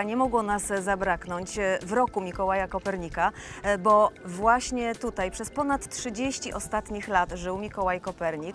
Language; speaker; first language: Polish; native; Polish